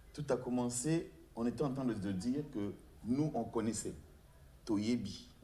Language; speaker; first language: French; non-native, local second language; Lingala